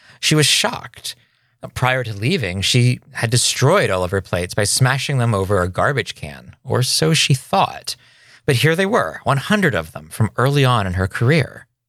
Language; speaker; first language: English; native; English